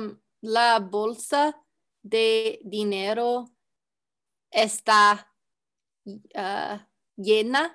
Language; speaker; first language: Spanish; non-native, learner; English